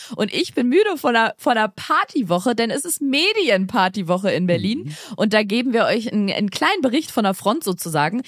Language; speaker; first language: German; native; German